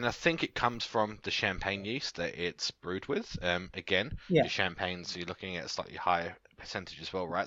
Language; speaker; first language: English; native; English